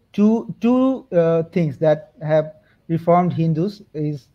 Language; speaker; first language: English; non-native, local second language; Bangla